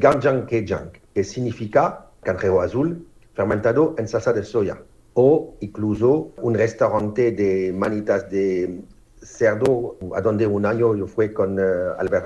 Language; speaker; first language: Spanish; non-native, fluent; French